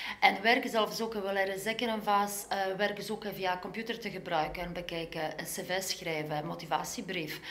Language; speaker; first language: Dutch; non-native, fluent; Polish